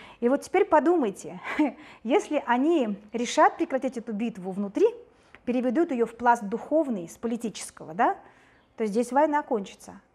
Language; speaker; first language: Russian; native; Russian